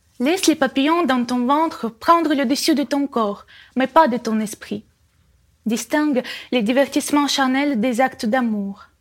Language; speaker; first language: French; non-native, fluent; Russian